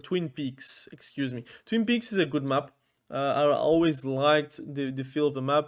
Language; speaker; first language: English; non-native, fluent; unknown